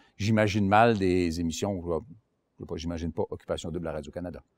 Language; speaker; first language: French; native; French